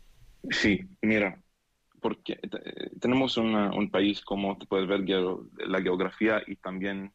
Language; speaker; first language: Spanish; non-native, learner; Hebrew